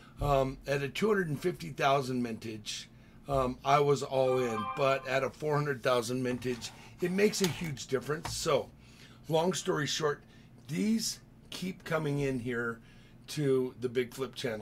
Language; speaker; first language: English; native; English